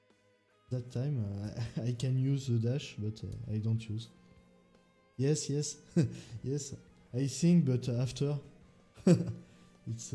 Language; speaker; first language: English; non-native, learner; French